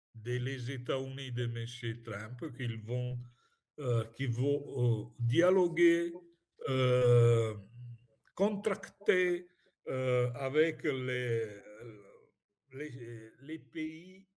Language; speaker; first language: French; non-native, fluent; Italian